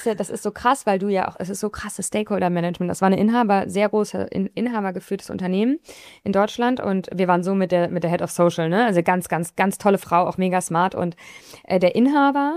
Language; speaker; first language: German; native; German